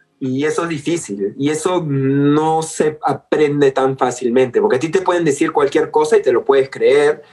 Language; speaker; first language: Spanish; early bilingual, other home language; English